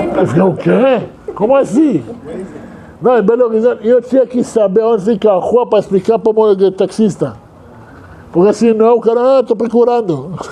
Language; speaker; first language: Portuguese; non-native, fluent; Hebrew